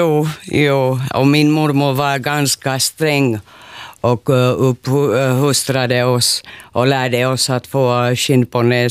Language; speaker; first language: Swedish; non-native, local second language; Finnish